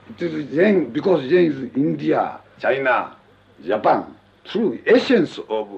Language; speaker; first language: English; non-native, learner; Japanese